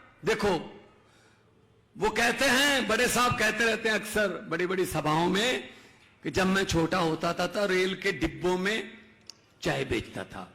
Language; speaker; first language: Hindi; non-native, local second language; Punjabi